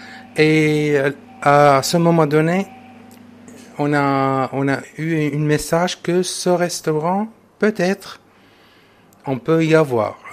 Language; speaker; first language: French; non-native, learner; Arabic